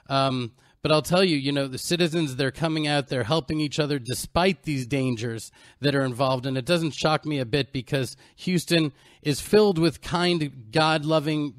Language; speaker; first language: English; native; English